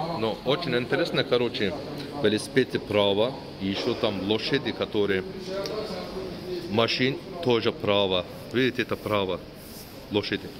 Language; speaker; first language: Russian; non-native, learner; Turkish